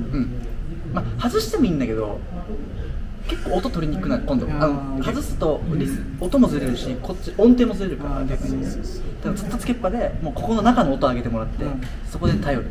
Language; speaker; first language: Japanese; native; Japanese